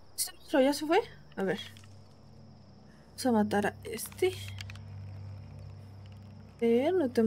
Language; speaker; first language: Spanish; native; Spanish